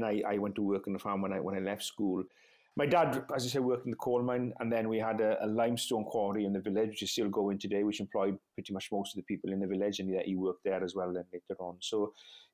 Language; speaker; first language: English; non-native, local second language; Welsh